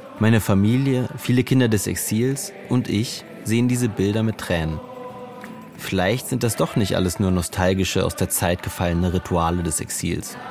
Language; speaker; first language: German; native; German